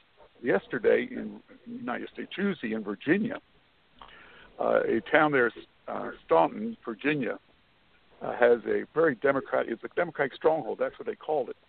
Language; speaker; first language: English; native; English